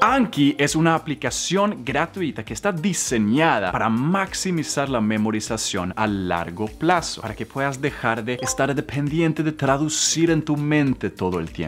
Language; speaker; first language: Spanish; non-native, fluent; Swedish